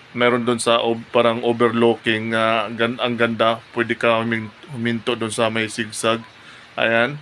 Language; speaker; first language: Filipino; non-native, local second language; Cebuano